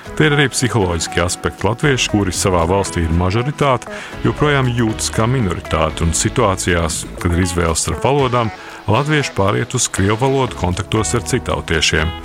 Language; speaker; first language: Latvian; native; Latvian